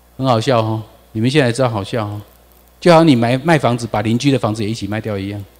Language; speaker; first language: Chinese; non-native, local second language; Min Nan Chinese